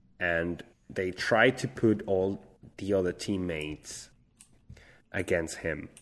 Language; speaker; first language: English; non-native, fluent; Spanish